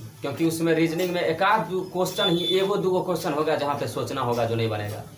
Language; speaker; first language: Hindi; native; Hindi